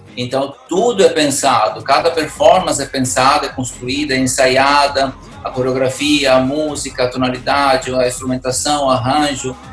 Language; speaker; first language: Portuguese; non-native, fluent; Italian